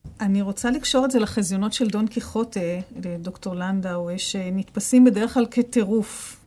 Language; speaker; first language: Hebrew; native; Hebrew